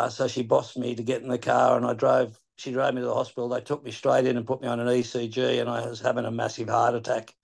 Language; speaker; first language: English; native; English